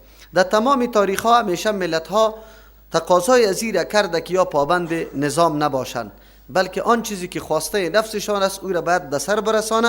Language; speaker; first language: Persian; native; Persian